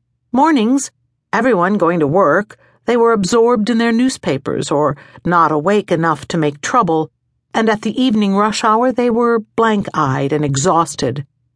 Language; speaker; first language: English; native; English